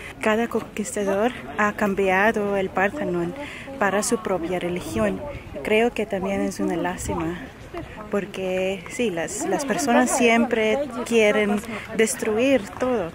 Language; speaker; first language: Spanish; non-native, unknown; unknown